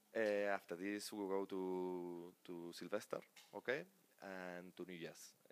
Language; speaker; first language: English; non-native, fluent; Spanish